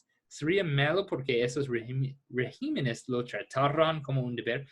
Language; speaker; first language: Spanish; non-native, fluent; English